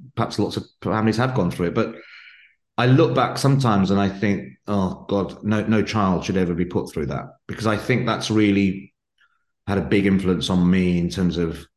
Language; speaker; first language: English; native; English